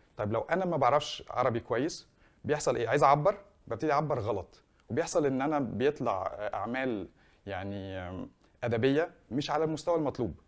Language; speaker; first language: Arabic; native; Arabic